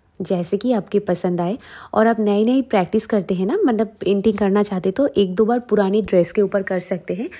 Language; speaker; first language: Hindi; non-native, local second language; Bangla